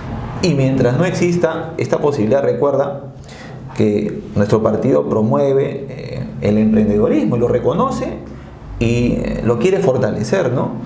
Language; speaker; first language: Spanish; native; Spanish